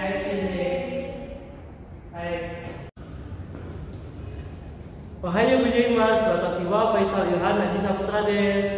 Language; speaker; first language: Japanese; non-native, learner; Indonesian